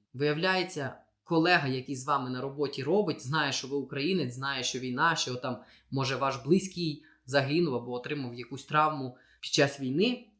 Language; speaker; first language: Ukrainian; non-native, local second language; Russian